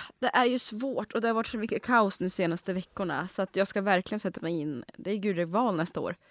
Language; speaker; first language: Swedish; early bilingual, other home language; Russian